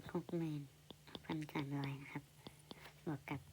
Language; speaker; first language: Thai; native; Thai